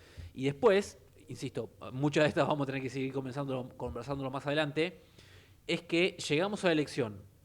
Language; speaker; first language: Spanish; native; Spanish